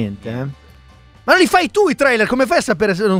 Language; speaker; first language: Italian; native; Italian